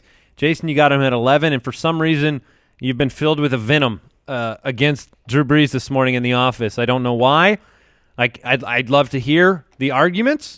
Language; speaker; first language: English; native; English